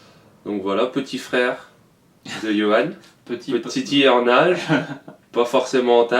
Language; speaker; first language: French; native; French